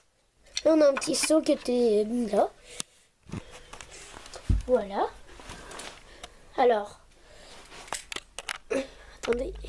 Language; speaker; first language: French; native; French